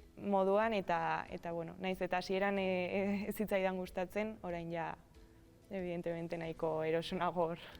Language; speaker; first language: Basque; non-native, local second language; Spanish